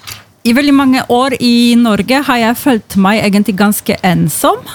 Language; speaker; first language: Norwegian; non-native, fluent; Polish